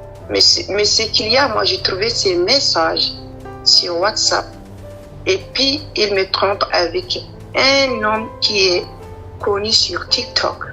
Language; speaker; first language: French; non-native, learner; Arabic